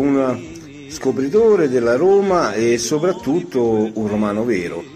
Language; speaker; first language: Italian; native; Italian